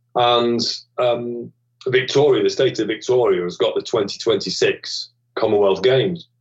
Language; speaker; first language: English; native; English